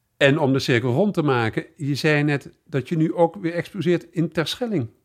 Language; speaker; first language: Dutch; native; Dutch